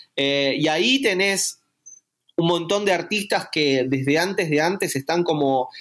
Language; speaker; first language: Spanish; native; Spanish